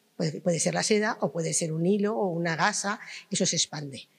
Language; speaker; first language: Spanish; native; Spanish